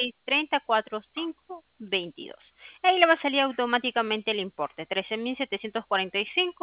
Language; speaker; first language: Spanish; native; Spanish